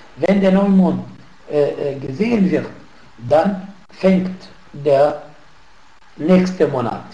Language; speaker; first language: German; non-native, fluent; Arabic